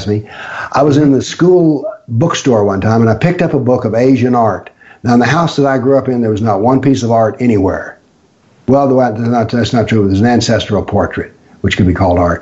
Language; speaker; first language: English; native; English